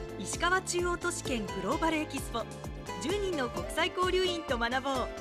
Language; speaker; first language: Japanese; native; Japanese